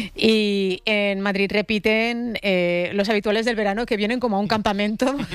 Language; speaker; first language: Spanish; native; Spanish